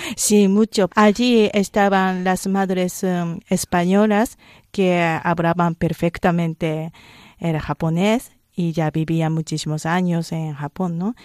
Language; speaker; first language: Spanish; non-native, fluent; Japanese